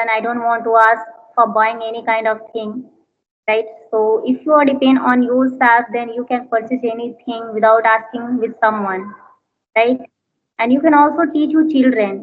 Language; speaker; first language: English; non-native, learner; Hindi